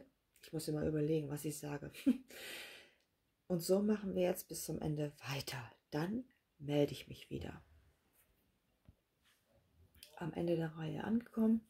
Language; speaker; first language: German; native; German